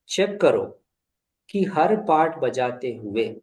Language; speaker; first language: Hindi; non-native, local second language; Kannada